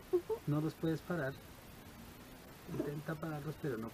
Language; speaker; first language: Spanish; native; Spanish